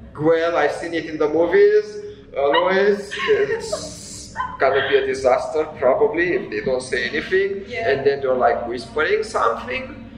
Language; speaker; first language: English; non-native, fluent; Romanian